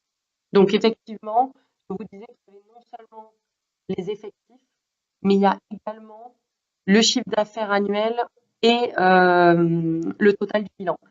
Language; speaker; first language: French; native; French